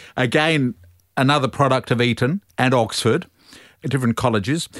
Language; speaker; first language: English; native; English